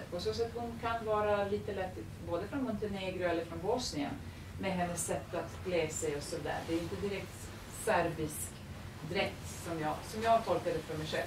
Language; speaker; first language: Swedish; non-native, fluent; Serbian